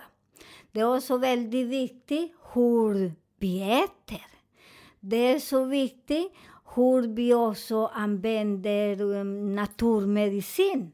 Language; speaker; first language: Swedish; non-native, learner; Spanish